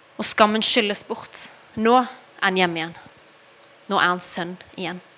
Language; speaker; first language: Norwegian; early bilingual, heritage; Norwegian